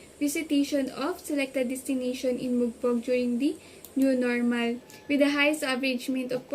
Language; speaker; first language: English; non-native, local second language; Filipino